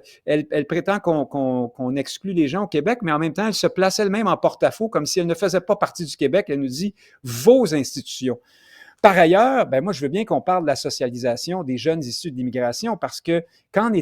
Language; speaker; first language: French; native; French